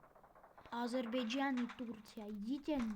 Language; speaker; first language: Russian; non-native, fluent; Armenian